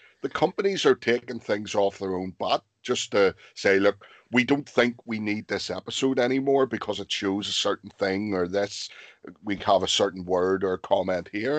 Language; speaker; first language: English; native; English